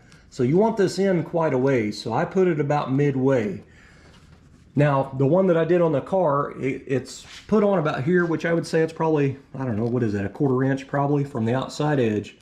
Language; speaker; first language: English; native; English